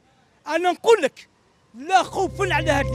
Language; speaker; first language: Arabic; native; Arabic